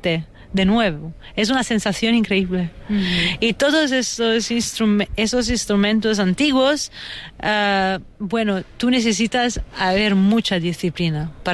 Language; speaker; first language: Spanish; non-native, fluent; Italian